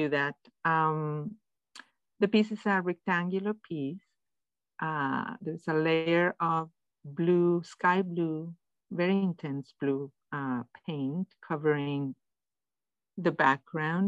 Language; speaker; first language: English; non-native, fluent; Spanish